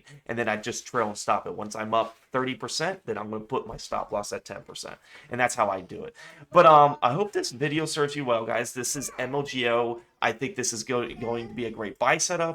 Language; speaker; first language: English; native; English